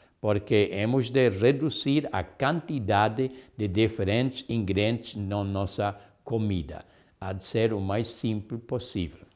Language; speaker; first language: Portuguese; non-native, fluent; German